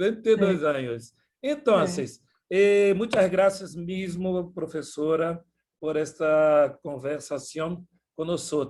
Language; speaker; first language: Portuguese; non-native, fluent; Spanish